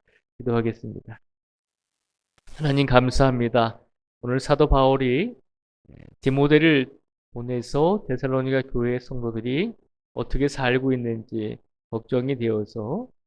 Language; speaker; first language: Korean; native; Korean